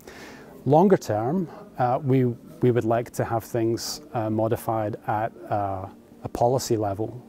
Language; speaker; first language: English; native; English